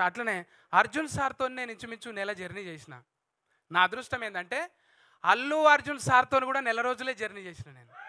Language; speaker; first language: Telugu; native; Telugu